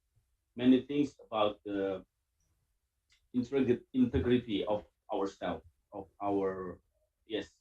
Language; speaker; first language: English; non-native, learner; Indonesian